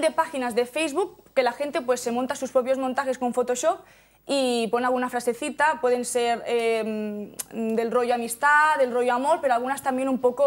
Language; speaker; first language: Spanish; native; Spanish